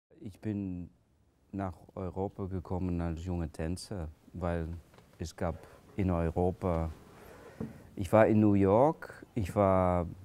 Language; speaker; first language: German; non-native, fluent; English